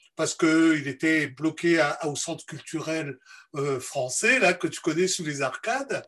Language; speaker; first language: French; non-native, local second language; Malagasy